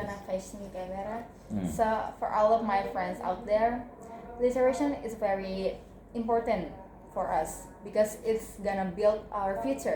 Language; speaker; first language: English; non-native, learner; Indonesian